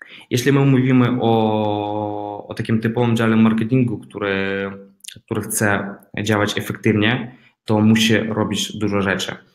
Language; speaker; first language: Polish; non-native, fluent; Ukrainian